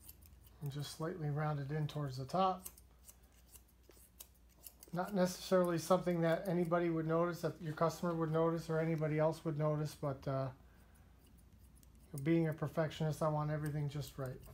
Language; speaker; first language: English; native; English